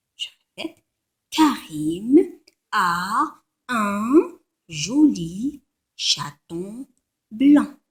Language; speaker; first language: French; non-native, local second language; Arabic